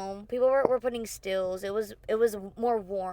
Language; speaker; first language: English; native; English